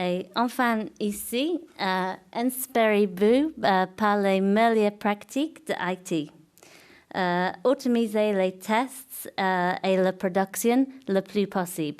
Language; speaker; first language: French; non-native, fluent; English